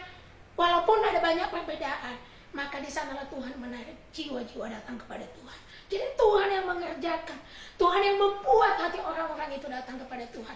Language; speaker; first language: Indonesian; native; Indonesian